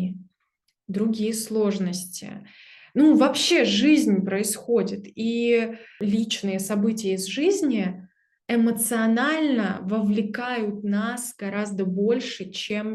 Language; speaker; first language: Russian; native; Russian